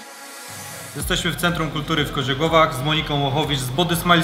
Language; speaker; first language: Polish; native; Polish